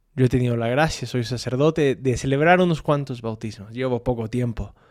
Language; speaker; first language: Spanish; native; Spanish